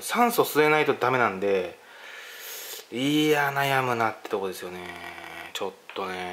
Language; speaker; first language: Japanese; native; Japanese